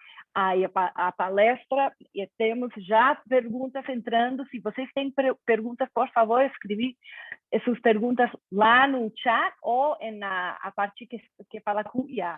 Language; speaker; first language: Portuguese; non-native, fluent; Spanish